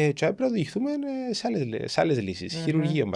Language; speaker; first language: Greek; native; Greek